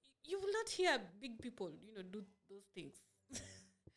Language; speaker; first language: English; non-native, local second language; Swahili